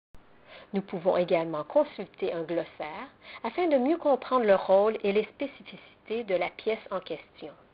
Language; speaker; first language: French; native; French